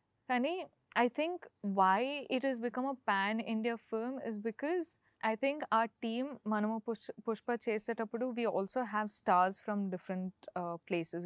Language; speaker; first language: Telugu; non-native, fluent; Kodava